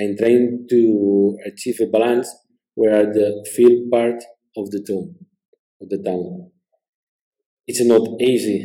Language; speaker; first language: English; non-native, learner; Spanish